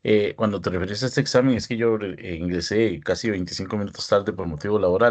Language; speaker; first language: Spanish; native; Spanish